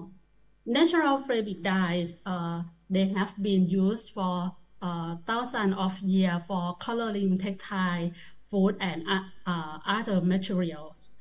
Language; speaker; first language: English; non-native, learner; Thai